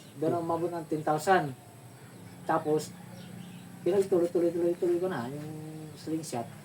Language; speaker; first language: Filipino; non-native, local second language; Cebuano